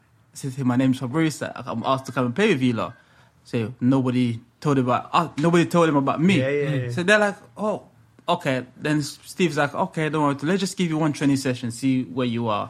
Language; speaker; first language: English; early bilingual, other home language; French